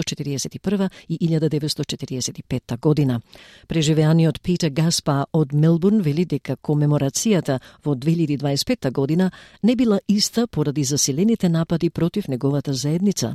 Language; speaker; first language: Macedonian; native; Macedonian